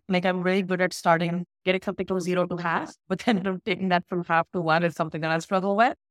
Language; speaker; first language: English; non-native, local second language; Hindi